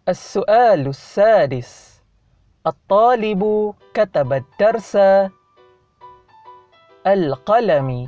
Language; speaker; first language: Arabic; non-native, fluent; Malay